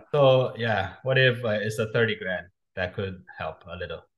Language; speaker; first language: English; non-native, fluent; Chinese